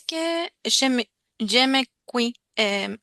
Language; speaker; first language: French; non-native, learner; Spanish